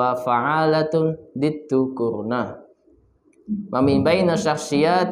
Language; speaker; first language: Arabic; non-native, learner; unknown